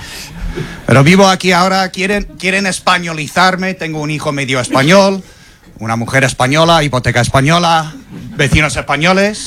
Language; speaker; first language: Spanish; non-native, fluent; English